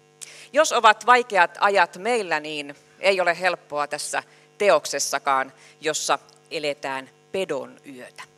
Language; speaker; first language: Finnish; native; Finnish